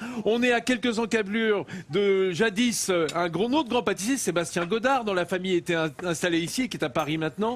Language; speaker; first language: French; native; French